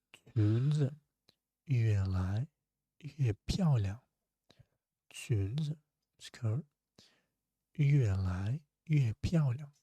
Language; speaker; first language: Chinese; non-native, fluent; Russian